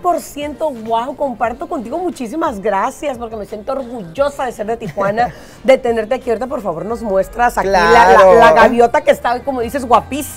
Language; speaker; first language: Spanish; native; Spanish